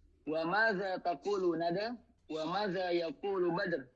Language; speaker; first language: Arabic; non-native, learner; Indonesian